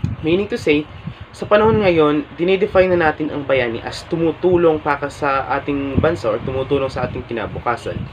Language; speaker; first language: Filipino; native; Filipino